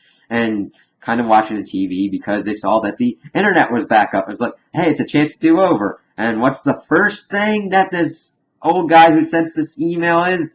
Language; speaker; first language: English; native; English